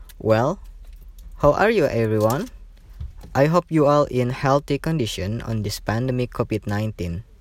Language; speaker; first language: English; non-native, learner; Indonesian